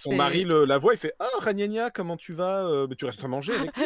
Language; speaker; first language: French; native; French